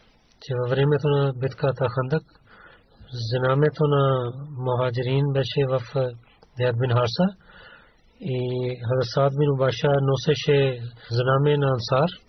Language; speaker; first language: Bulgarian; non-native, learner; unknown